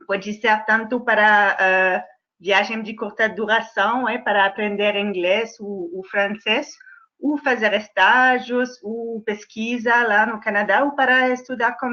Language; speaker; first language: Portuguese; non-native, fluent; French